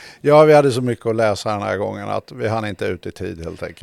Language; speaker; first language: Swedish; native; Swedish